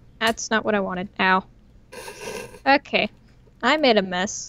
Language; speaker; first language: English; native; English